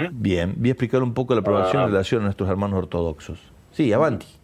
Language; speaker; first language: Italian; non-native, learner; Spanish